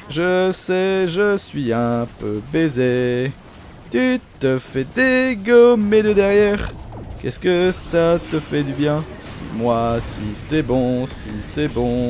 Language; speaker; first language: French; native; French